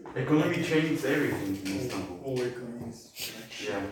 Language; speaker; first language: English; non-native, learner; Turkish